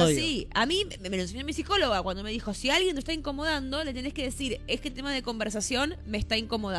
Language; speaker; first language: Spanish; native; Spanish